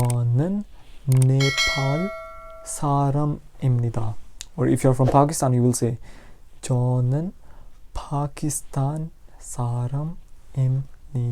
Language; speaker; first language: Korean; non-native, learner; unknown